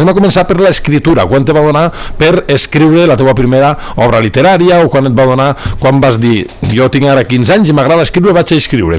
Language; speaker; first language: Catalan; native; Catalan